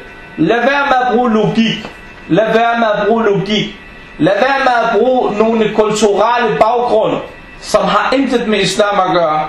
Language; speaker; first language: Danish; early bilingual, other home language; Arabic